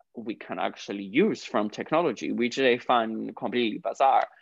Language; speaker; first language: English; non-native, fluent; Greek